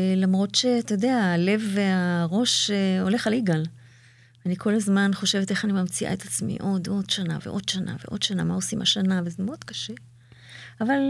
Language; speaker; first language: Hebrew; native; Hebrew